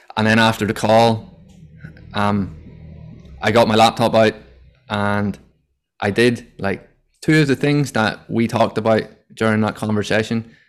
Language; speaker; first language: English; native; English